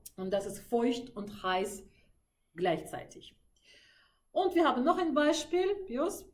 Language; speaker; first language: German; non-native, fluent; Russian